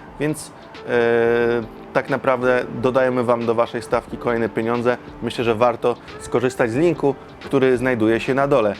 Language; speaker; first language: Polish; native; Polish